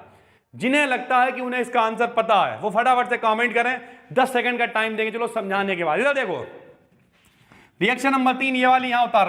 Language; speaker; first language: Hindi; native; Hindi